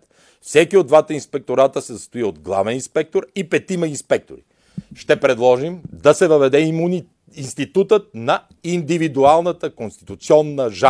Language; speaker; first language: Bulgarian; native; Bulgarian